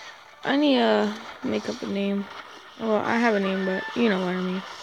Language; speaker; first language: English; native; English